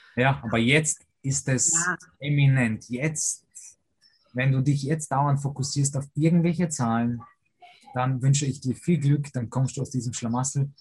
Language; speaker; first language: German; early bilingual, other home language; Polish